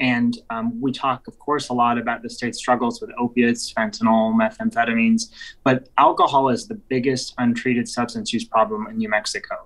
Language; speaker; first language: English; native; English